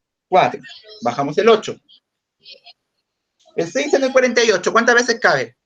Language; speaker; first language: Spanish; native; Spanish